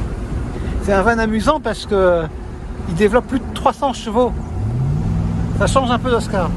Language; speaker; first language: French; native; French